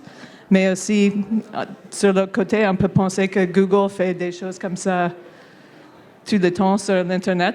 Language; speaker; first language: French; non-native, local second language; English